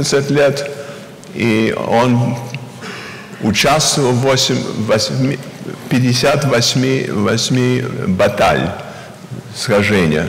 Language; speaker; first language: Russian; early bilingual, heritage; Russian